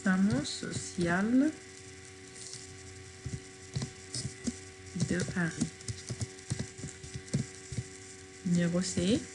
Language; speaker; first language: French; non-native, fluent; Arabic